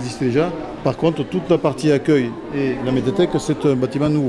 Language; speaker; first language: French; native; French